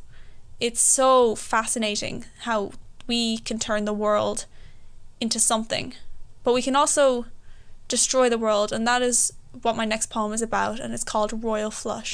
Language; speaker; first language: English; native; English